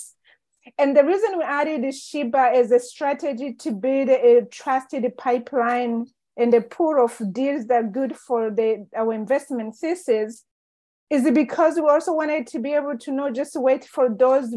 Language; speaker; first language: English; non-native, local second language; Kinyarwanda